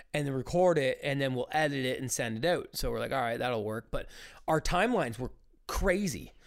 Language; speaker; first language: English; native; English